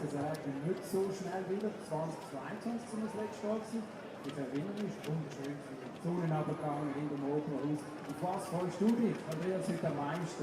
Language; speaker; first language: German; native; German